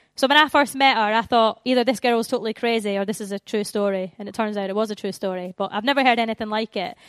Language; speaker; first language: English; native; English